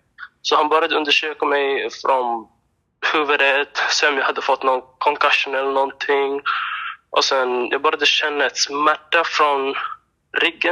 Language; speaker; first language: Swedish; non-native, fluent; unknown